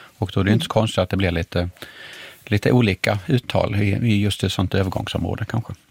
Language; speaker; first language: Swedish; native; Swedish